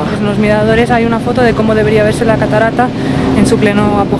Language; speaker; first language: Spanish; native; Spanish